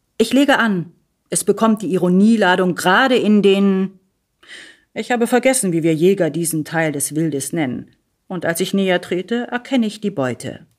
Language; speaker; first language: German; early bilingual, other home language; Italian